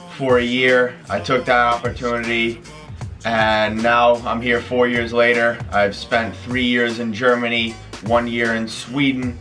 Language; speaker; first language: English; native; English